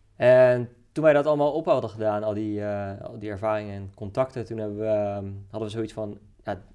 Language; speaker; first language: Dutch; native; Dutch